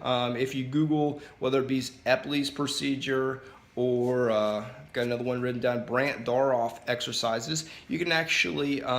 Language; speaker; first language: English; native; English